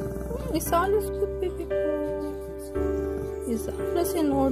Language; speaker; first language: German; non-native, learner; Filipino